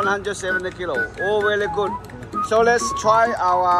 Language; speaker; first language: English; non-native, learner; Chinese